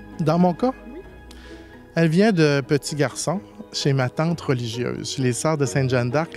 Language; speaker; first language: French; native; French